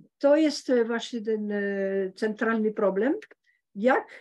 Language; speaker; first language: Polish; early bilingual, heritage; Polish